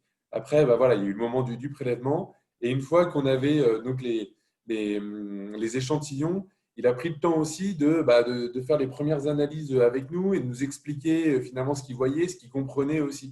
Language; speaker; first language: French; native; French